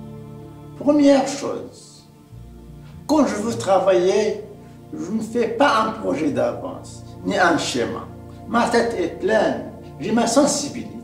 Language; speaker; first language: French; non-native, local second language; Arabic